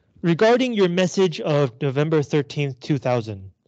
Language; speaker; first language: English; non-native, fluent; Chinese